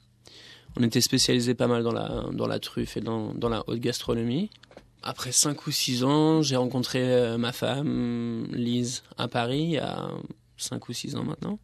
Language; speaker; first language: French; native; French